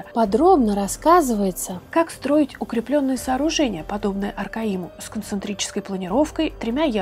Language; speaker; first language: Russian; native; Russian